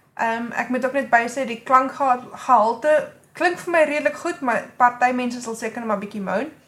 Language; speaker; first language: Afrikaans; native; Afrikaans